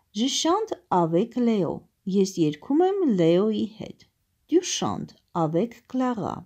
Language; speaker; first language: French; non-native, fluent; Armenian